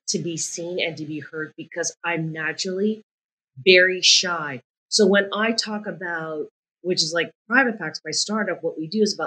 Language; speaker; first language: English; native; English